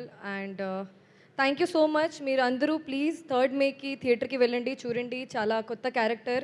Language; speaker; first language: Telugu; non-native, learner; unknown